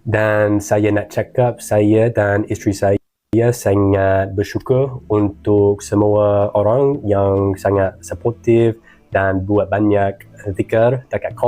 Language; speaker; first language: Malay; non-native, learner; English